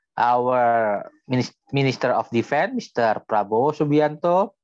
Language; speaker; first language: English; non-native, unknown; Indonesian